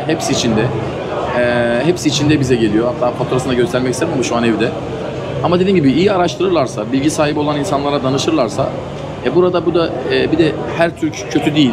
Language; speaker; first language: Turkish; native; Turkish